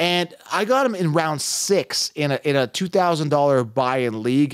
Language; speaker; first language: English; native; English